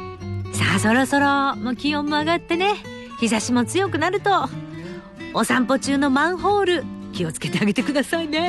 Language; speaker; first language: Japanese; native; Japanese